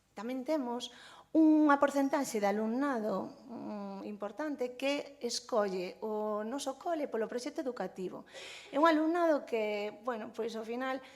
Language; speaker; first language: Galician; non-native, local second language; Spanish